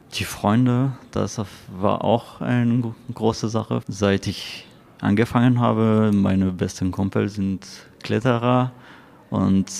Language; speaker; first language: German; non-native, fluent; French